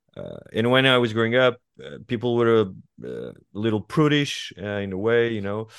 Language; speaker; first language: English; non-native, fluent; Portuguese